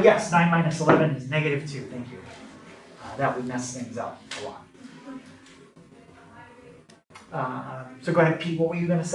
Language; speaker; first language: English; native; English